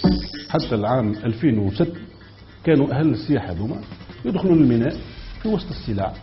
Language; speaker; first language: Arabic; native; Arabic